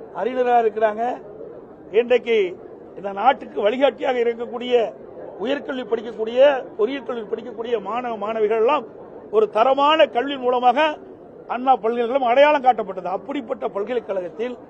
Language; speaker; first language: Tamil; native; Tamil